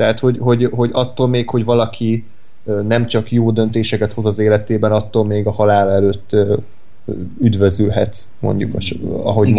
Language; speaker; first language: Hungarian; native; Hungarian